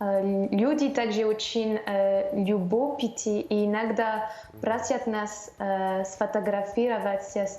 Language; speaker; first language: Russian; non-native, learner; French